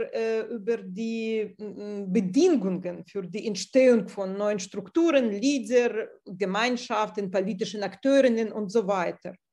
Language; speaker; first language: German; non-native, fluent; Russian